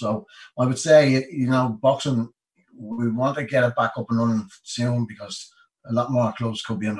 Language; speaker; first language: English; native; English